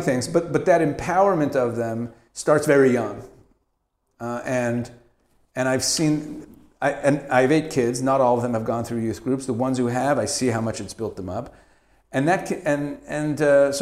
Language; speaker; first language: English; native; English